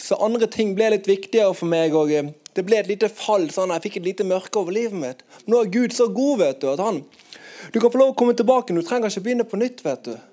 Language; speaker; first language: Norwegian; native; Norwegian